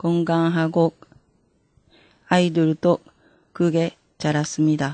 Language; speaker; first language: Korean; non-native, fluent; Japanese